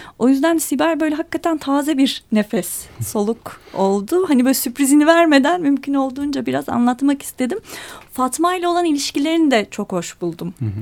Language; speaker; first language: Turkish; native; Turkish